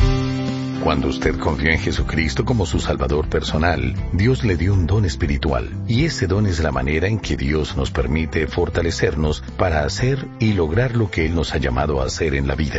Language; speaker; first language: Spanish; native; Spanish